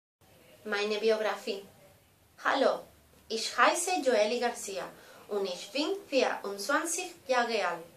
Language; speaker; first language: German; non-native, learner; Spanish